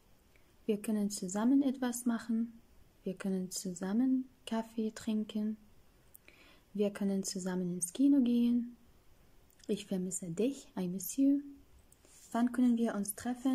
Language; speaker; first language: German; non-native, fluent; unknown